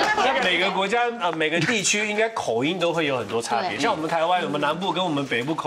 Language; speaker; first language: Chinese; native; Chinese